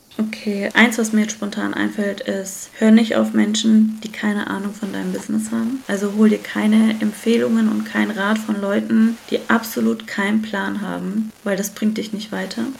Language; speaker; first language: German; early bilingual, other home language; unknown